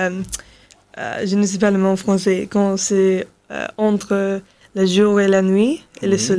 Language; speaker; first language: French; non-native, learner; English